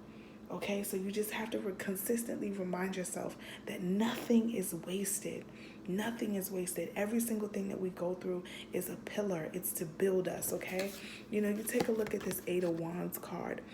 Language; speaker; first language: English; native; English